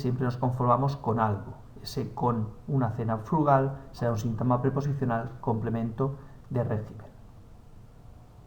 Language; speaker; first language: Spanish; native; Spanish